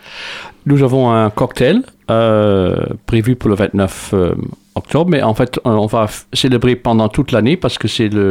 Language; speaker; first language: French; non-native, fluent; Dutch